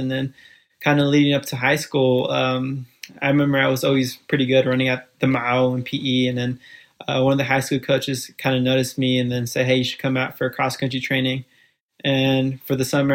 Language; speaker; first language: English; early bilingual, other home language; Spanish